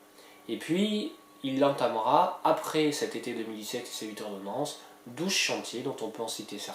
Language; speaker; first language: French; native; French